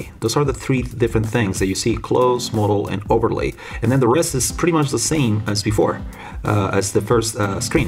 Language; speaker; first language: English; non-native, fluent; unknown